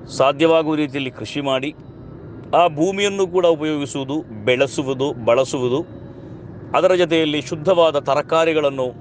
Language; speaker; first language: Kannada; non-native, local second language; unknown